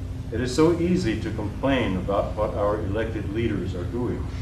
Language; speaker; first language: English; native; English